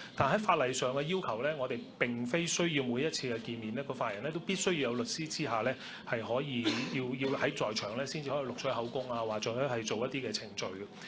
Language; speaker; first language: Cantonese; native; Cantonese